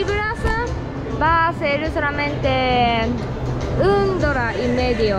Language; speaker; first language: Spanish; non-native, learner; Japanese